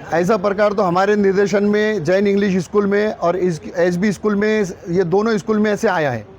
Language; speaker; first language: Hindi; non-native, local second language; Urdu